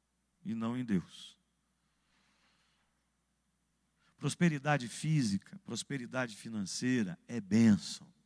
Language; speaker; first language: Portuguese; native; Portuguese